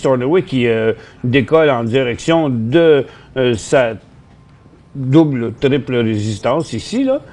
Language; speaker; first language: French; native; French